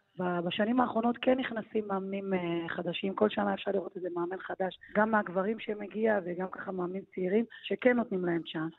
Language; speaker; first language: Hebrew; native; Hebrew